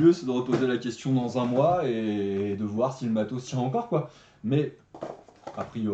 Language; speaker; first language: French; native; French